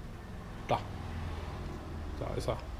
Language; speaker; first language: German; native; German